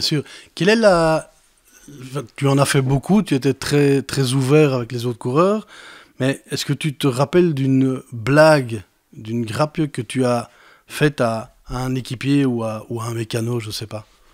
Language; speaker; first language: French; native; French